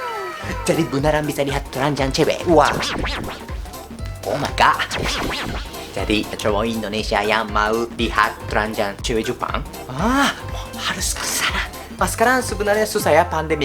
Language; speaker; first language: Indonesian; non-native, learner; Japanese